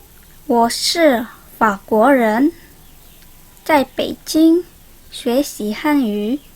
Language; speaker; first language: Chinese; non-native, learner; Indonesian